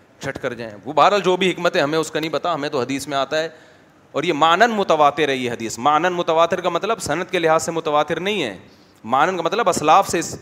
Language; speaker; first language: Urdu; native; Urdu